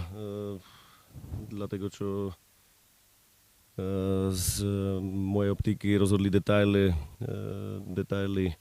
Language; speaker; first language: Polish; non-native, learner; Slovak